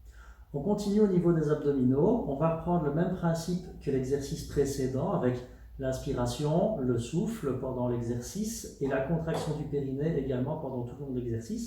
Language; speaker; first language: French; native; French